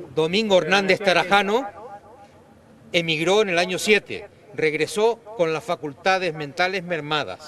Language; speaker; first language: Spanish; native; Spanish